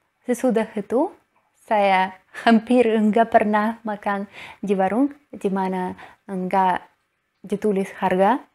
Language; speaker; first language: Indonesian; non-native, learner; Russian